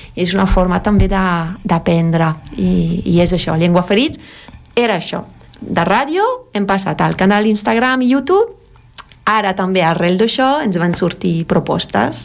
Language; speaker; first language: Catalan; non-native, fluent; French